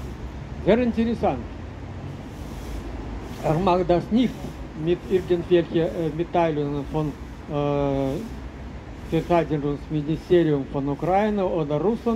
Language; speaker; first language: German; non-native, learner; Russian